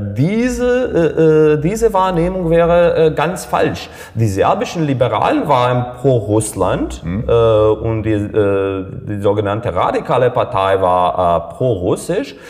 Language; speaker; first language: German; non-native, fluent; Serbian